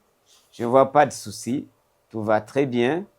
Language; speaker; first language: French; non-native, local second language; Swahili